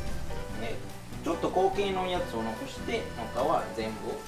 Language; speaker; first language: Japanese; non-native, fluent; Italian